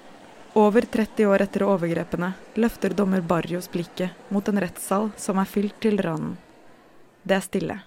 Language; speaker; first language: Norwegian; native; Norwegian